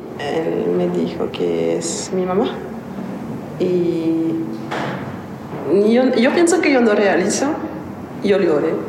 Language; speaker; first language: Spanish; non-native, learner; French